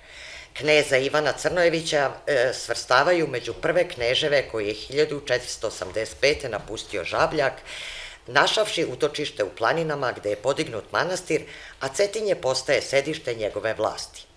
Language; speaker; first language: Serbian; native; Serbian